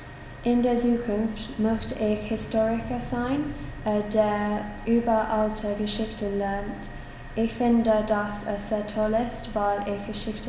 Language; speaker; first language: German; non-native, learner; English